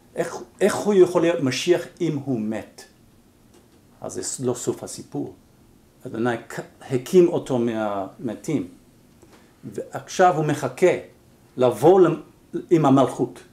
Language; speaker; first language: Hebrew; non-native, fluent; English